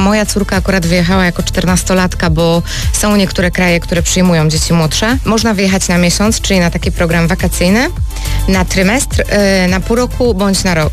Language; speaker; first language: Polish; native; Polish